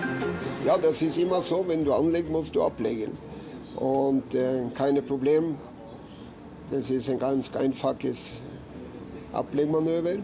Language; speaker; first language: German; non-native, fluent; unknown